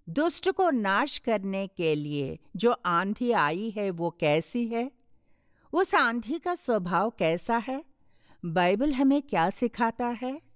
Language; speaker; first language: Hindi; non-native, local second language; Tamil